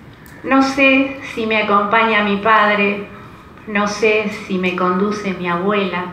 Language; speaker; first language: Spanish; native; Spanish